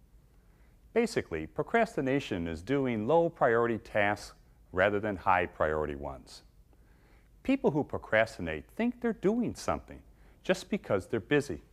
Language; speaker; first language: English; native; English